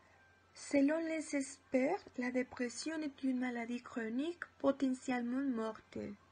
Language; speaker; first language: French; non-native, learner; Spanish